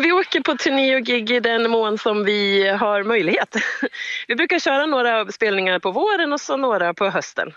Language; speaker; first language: Swedish; native; Swedish